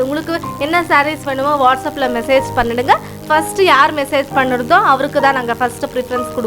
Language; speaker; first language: Tamil; native; Tamil